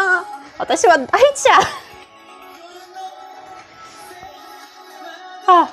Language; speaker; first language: Japanese; non-native, learner; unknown